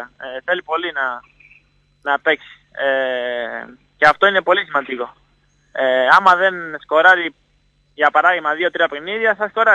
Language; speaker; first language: Greek; non-native, fluent; Italian